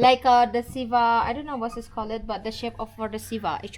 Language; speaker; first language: English; non-native, fluent; Indonesian